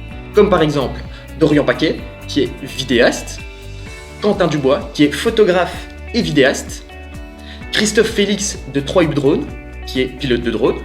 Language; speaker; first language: French; native; French